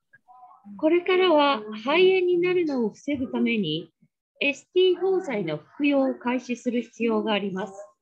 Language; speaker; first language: Japanese; native; Japanese